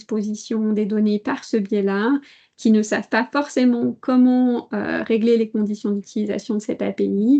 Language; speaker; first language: French; native; French